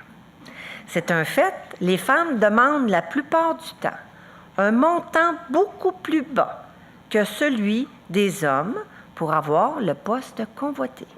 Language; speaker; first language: French; native; French